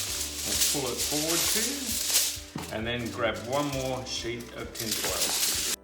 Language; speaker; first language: English; native; English